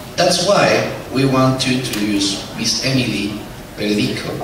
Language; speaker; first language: English; non-native, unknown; Spanish